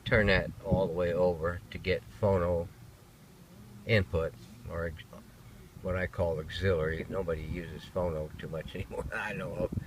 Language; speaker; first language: English; native; English